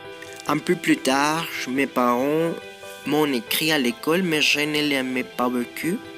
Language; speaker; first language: French; non-native, learner; Spanish